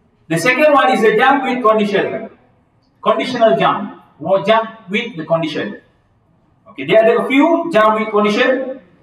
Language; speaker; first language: English; non-native, local second language; Malay